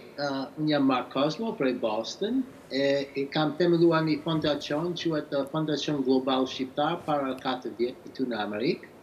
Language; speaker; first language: Albanian; early bilingual, heritage; English